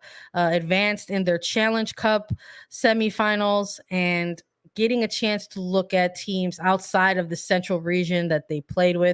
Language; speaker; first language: English; native; English